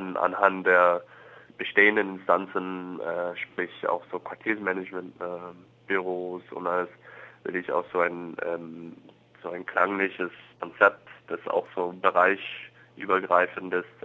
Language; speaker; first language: German; non-native, fluent; English